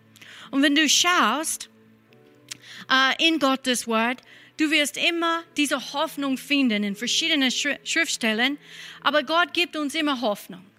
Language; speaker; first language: German; non-native, fluent; English